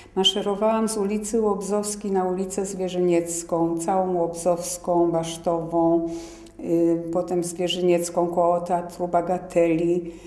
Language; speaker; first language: Polish; native; Polish